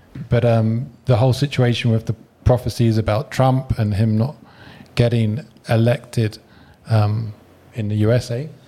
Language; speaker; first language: English; native; English